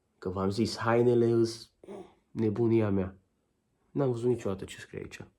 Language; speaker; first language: Romanian; native; Romanian